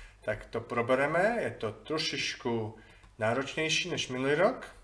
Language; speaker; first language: Czech; non-native, fluent; English